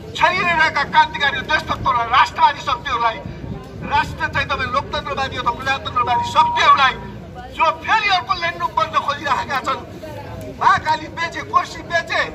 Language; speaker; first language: Nepali; native; Nepali